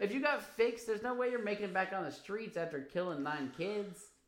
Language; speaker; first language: English; native; English